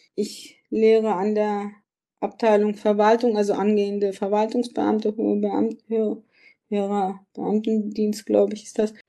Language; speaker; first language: German; early bilingual, other home language; Turkish